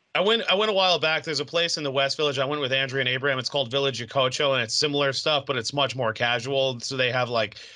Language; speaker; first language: English; native; English